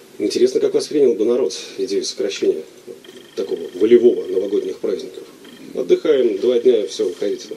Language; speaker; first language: Russian; native; Russian